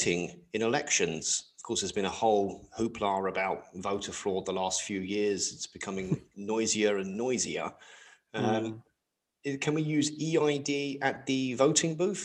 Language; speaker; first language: English; native; English